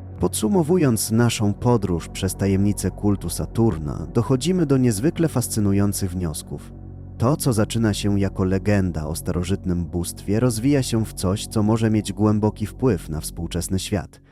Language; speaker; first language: Polish; native; Polish